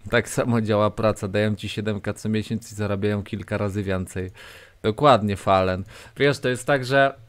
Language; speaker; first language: Polish; native; Polish